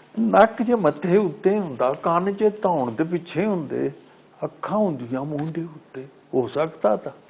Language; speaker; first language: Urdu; non-native, local second language; Punjabi